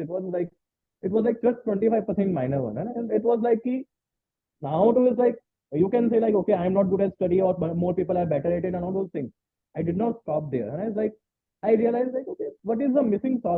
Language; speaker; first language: English; non-native, local second language; Hindi